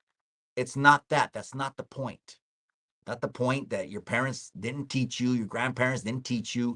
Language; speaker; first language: English; early bilingual, other home language; Spanish